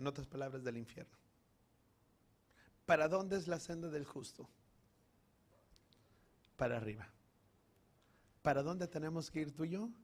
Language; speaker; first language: Spanish; native; Spanish